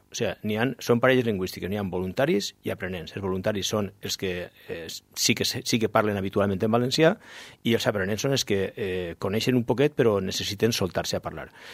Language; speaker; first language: Catalan; native; Catalan